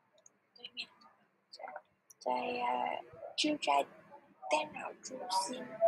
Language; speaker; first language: Chinese; non-native, learner; Vietnamese